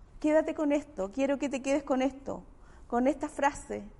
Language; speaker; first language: Spanish; native; Spanish